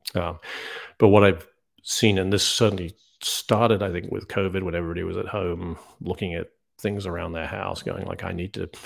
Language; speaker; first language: English; native; English